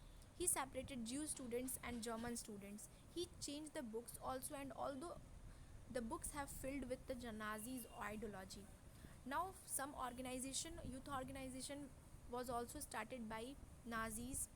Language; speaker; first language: English; non-native, local second language; Hindi